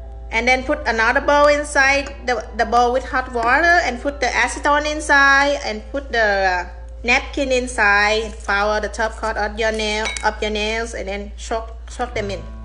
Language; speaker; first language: English; non-native, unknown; Vietnamese